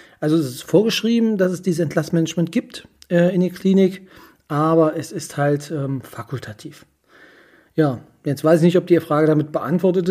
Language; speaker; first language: German; native; German